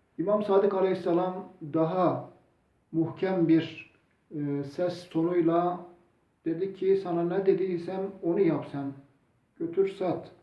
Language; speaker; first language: Turkish; non-native, local second language; Zaza